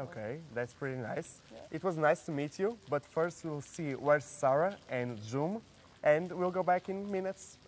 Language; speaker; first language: English; non-native, fluent; Portuguese